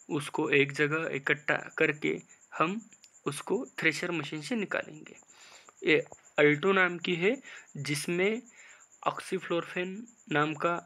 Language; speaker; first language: Hindi; non-native, local second language; Marathi